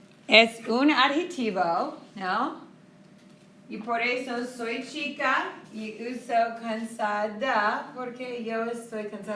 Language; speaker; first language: Spanish; non-native, fluent; English